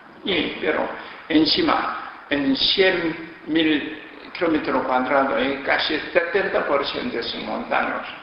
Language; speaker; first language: Spanish; non-native, learner; Korean